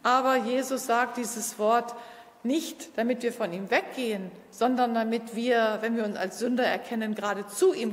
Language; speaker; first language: German; native; German